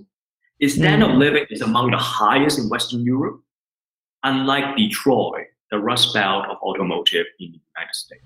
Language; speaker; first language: English; non-native, local second language; Cantonese